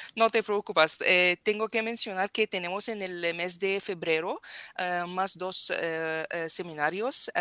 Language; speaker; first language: Spanish; non-native, fluent; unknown